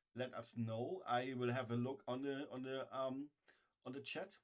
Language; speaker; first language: English; non-native, fluent; German